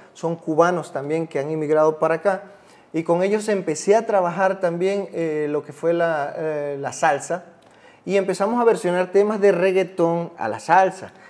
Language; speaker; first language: Spanish; native; Spanish